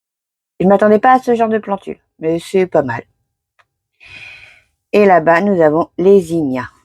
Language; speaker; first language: French; native; French